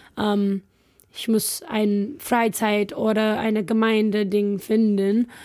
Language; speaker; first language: German; non-native, learner; English